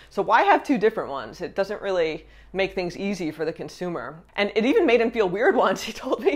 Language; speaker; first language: English; native; English